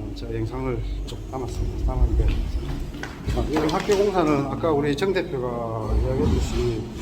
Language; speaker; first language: Korean; native; Korean